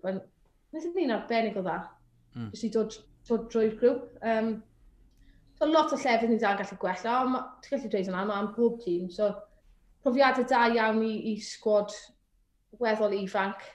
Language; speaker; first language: Welsh; native; Welsh